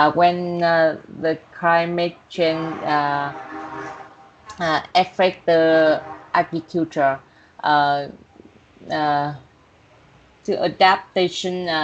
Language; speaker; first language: English; non-native, learner; Vietnamese